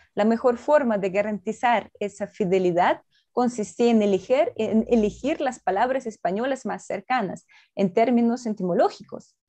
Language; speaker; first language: Spanish; non-native, fluent; Russian